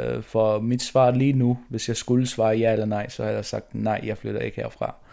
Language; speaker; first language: Danish; non-native, local second language; Faroese